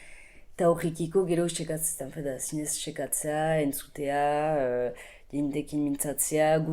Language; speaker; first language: Basque; native; Basque